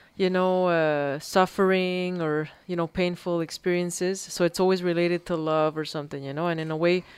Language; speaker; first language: English; early bilingual, other home language; Spanish